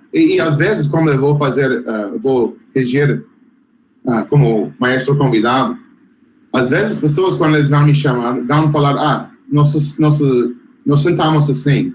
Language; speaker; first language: Portuguese; non-native, fluent; English